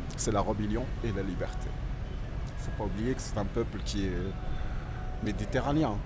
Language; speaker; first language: French; non-native, local second language; Berber languages